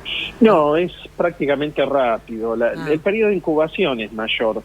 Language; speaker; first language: Spanish; native; Spanish